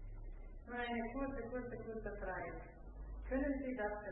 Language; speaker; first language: German; non-native, fluent; Italian